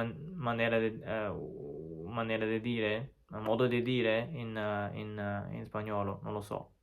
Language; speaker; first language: Italian; non-native, learner; Chinese